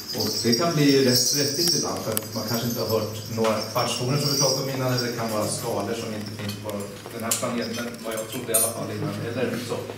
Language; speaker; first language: Swedish; native; Swedish